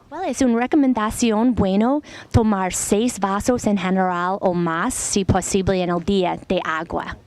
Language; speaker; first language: Spanish; non-native, learner; English